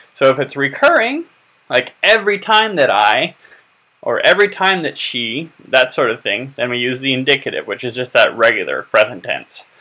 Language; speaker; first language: English; native; English